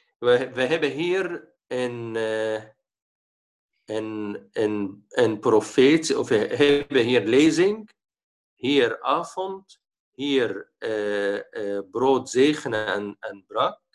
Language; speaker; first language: Dutch; non-native, fluent; Arabic